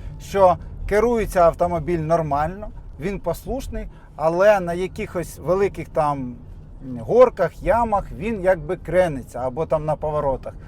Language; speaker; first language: Ukrainian; non-native, local second language; Russian